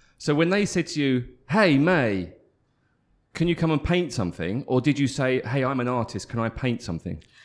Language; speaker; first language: English; native; English